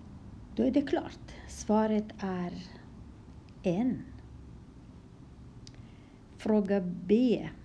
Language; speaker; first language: Swedish; non-native, fluent; Kurdish